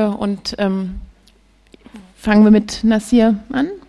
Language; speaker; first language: German; native; German